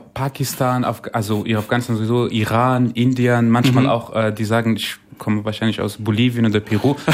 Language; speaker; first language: German; non-native, fluent; Persian